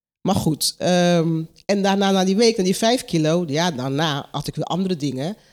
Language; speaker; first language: Dutch; non-native, local second language; Papiamento